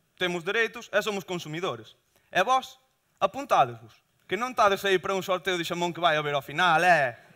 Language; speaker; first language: Galician; native; Galician